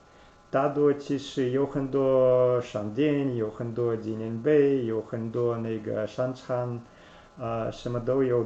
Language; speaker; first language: Chinese; non-native, learner; Russian